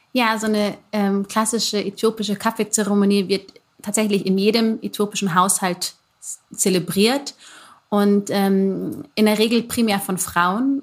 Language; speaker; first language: German; early bilingual, other home language; Amharic